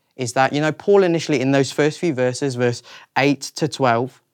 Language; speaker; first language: English; native; English